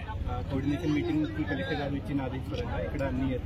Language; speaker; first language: Telugu; non-native, fluent; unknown